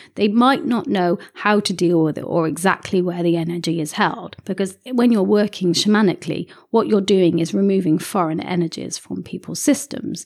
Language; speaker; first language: English; native; English